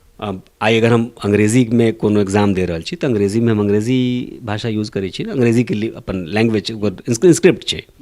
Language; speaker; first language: Maithili; non-native, local second language; Bhojpuri